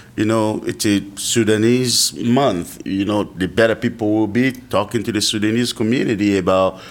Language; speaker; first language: English; non-native, fluent; French